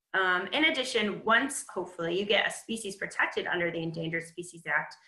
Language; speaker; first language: English; native; English